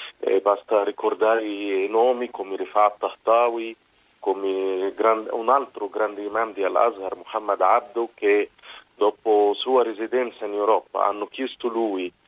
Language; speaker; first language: Italian; non-native, fluent; Arabic